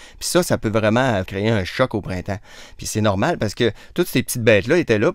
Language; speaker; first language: French; native; French